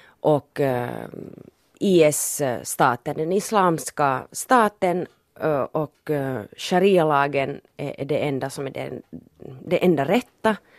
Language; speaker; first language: Swedish; native; Swedish